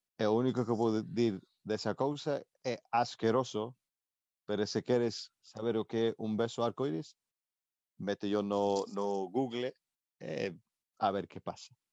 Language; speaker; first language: Galician; non-native, local second language; Spanish